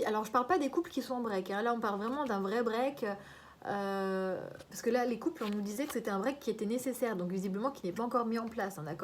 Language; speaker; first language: French; native; French